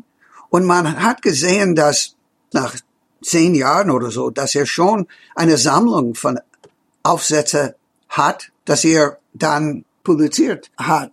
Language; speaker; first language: German; non-native, fluent; English